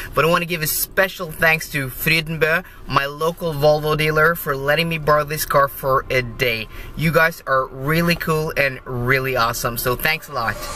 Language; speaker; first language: English; non-native, fluent; Norwegian